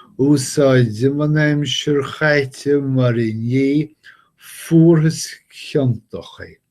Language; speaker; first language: Irish; non-native, fluent; English